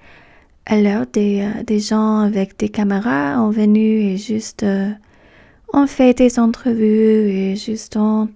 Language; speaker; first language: French; non-native, fluent; English